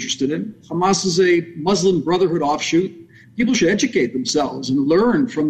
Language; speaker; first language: English; native; English